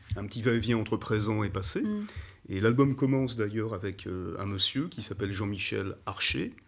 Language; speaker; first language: French; native; French